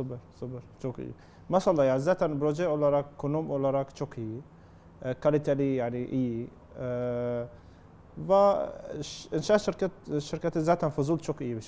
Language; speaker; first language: Turkish; non-native, learner; Arabic